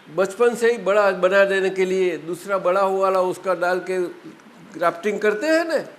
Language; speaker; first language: Hindi; non-native, local second language; Gujarati